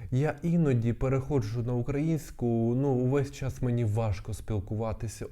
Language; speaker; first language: Ukrainian; non-native, local second language; Russian